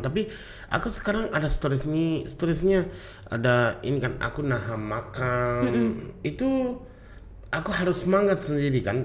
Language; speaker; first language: Indonesian; non-native, learner; Japanese